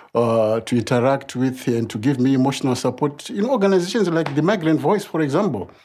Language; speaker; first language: English; non-native, local second language; Shona